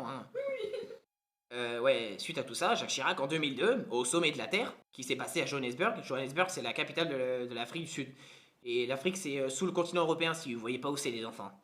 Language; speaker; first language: French; native; French